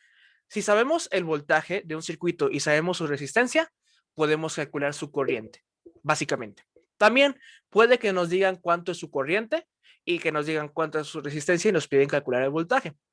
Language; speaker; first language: Spanish; native; Spanish